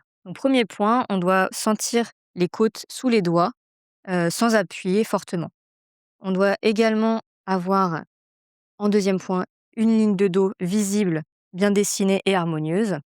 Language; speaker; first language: French; native; French